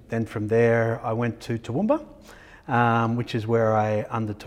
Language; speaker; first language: English; native; English